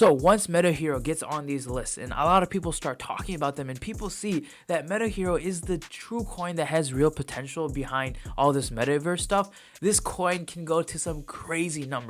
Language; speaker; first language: English; native; English